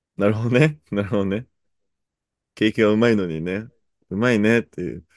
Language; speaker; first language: Japanese; native; Japanese